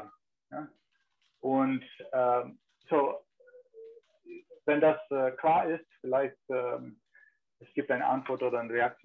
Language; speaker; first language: German; non-native, fluent; English